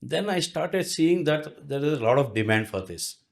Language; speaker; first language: English; non-native, local second language; Kannada